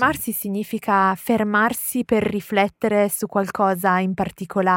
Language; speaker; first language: Italian; native; Italian